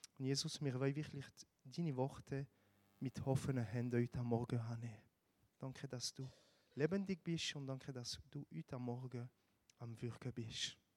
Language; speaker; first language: German; native; German